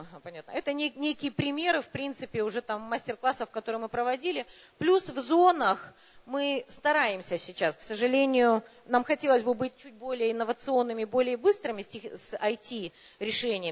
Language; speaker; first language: Russian; native; Russian